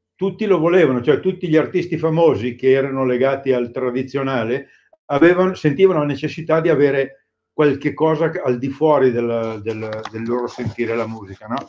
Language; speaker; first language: Italian; native; Italian